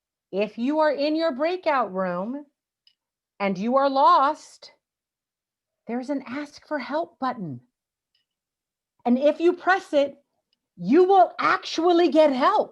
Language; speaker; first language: English; native; English